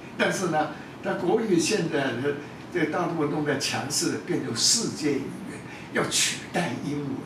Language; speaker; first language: Chinese; non-native, local second language; Hakka Chinese